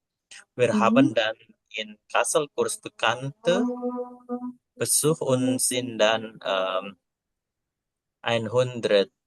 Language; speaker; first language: German; non-native, learner; Indonesian